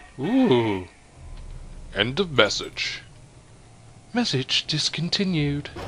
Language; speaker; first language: English; native; English